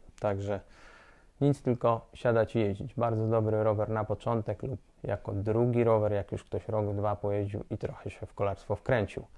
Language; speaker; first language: Polish; native; Polish